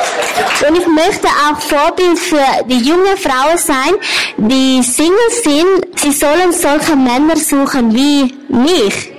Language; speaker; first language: German; non-native, learner; Thai